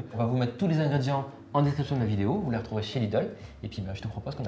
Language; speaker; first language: French; native; French